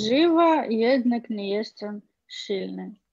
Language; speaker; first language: Polish; non-native, learner; Russian